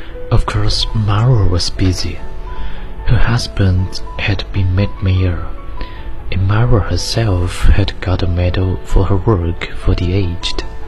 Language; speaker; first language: English; non-native, fluent; Chinese